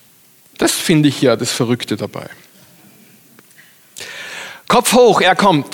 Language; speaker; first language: German; native; German